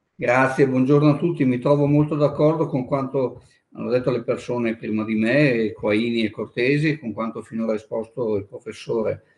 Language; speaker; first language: Italian; native; Italian